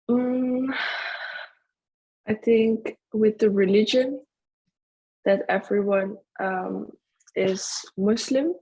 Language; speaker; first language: English; non-native, fluent; Dutch